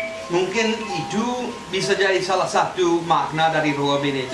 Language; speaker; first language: Indonesian; non-native, fluent; Spanish